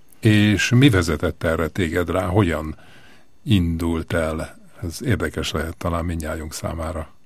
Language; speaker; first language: Hungarian; native; Hungarian